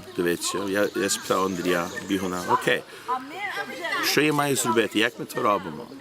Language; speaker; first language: Ukrainian; early bilingual, heritage; Ukrainian